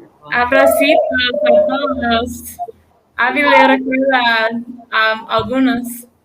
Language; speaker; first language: Spanish; non-native, learner; English